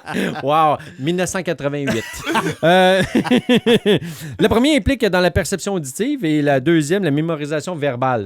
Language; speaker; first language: French; native; French